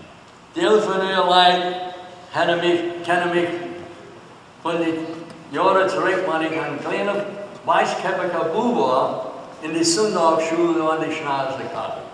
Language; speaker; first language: German; early bilingual, heritage; English